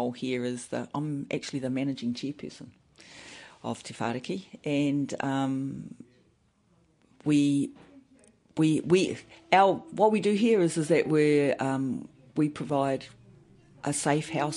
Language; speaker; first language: English; native; English